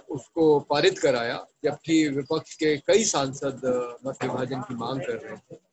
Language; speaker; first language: Hindi; native; Hindi